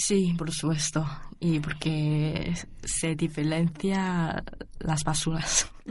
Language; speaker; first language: Spanish; non-native, learner; Chinese